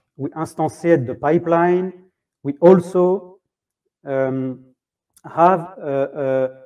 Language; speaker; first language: English; non-native, fluent; French